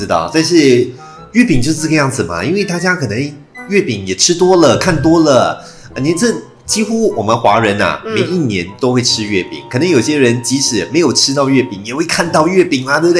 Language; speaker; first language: Chinese; native; Chinese